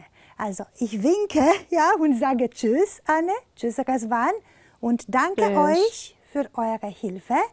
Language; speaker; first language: German; non-native, fluent; Romanian